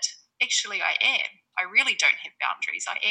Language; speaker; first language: English; native; English